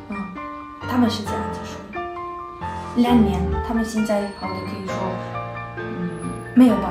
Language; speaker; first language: Chinese; non-native, learner; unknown